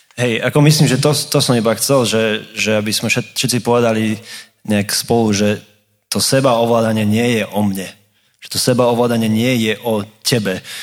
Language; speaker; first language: Slovak; non-native, fluent; English